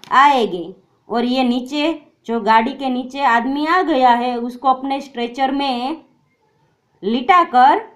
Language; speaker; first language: Hindi; non-native, local second language; Gujarati